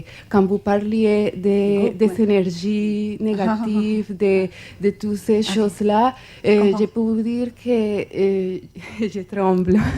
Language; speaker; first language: French; non-native, fluent; Spanish